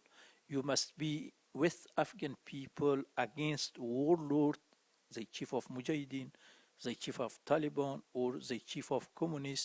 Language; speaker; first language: English; non-native, fluent; Persian